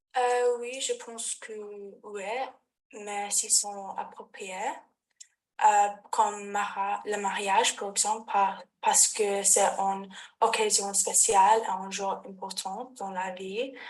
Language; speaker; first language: French; non-native, learner; English